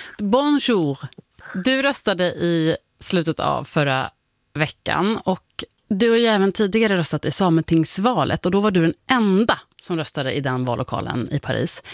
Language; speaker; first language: Swedish; native; Swedish